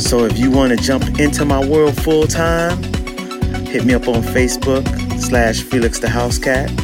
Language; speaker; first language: English; native; English